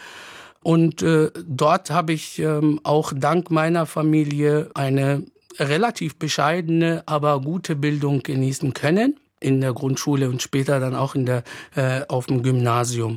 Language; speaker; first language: German; non-native, fluent; Arabic